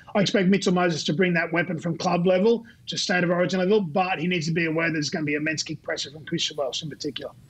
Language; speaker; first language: English; native; English